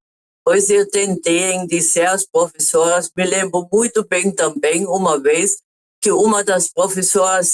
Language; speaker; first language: Portuguese; non-native, fluent; German